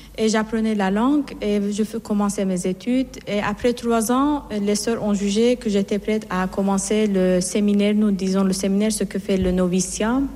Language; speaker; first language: French; non-native, fluent; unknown